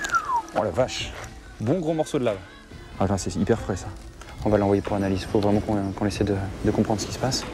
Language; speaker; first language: French; native; French